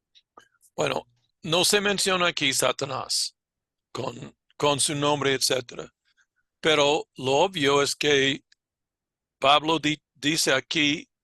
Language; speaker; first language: Spanish; non-native, fluent; English